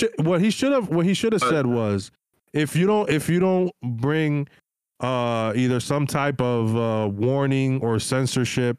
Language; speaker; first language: English; early bilingual, other home language; Spanish